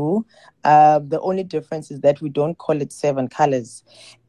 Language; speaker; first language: English; non-native, local second language; Xhosa